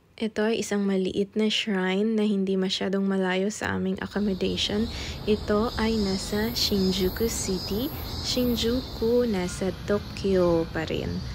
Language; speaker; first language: Filipino; non-native, local second language; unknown